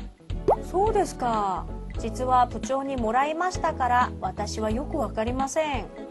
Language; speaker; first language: Japanese; non-native, fluent; Korean